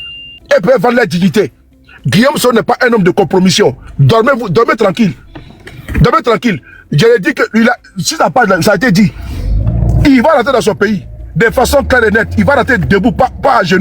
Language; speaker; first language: French; native; French